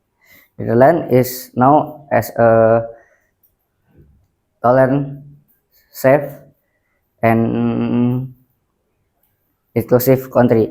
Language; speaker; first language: English; non-native, learner; Indonesian